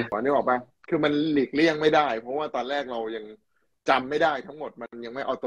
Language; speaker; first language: Thai; native; Thai